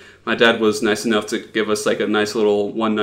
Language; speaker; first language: English; non-native, fluent; Dutch